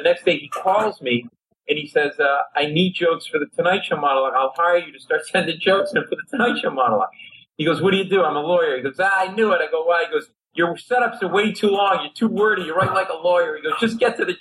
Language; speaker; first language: English; native; English